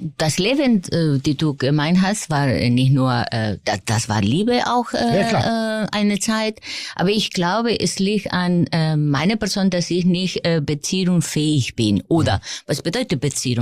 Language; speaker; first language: German; non-native, fluent; Spanish